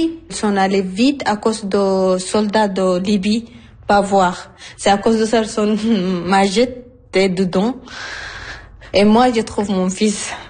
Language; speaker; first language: French; non-native, learner; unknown